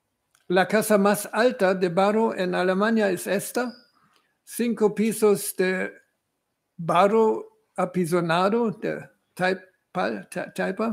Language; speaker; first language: Spanish; non-native, fluent; German